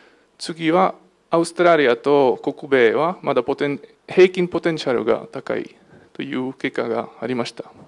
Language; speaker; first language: Japanese; non-native, fluent; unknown